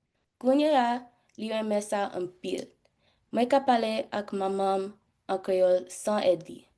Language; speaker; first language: Haitian Creole; early bilingual, heritage; English